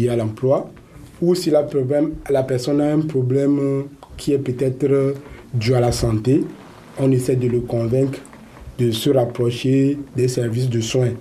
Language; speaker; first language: French; native; French